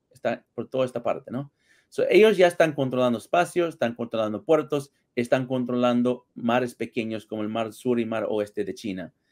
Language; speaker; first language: Spanish; early bilingual, heritage; Spanish